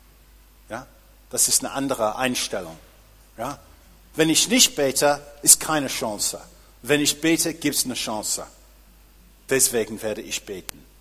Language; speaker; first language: German; non-native, fluent; English